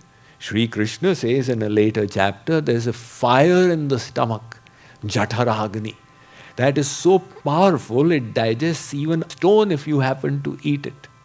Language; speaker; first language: English; non-native, local second language; Hindi